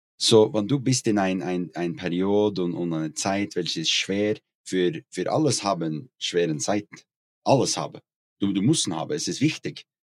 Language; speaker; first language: German; non-native, learner; Norwegian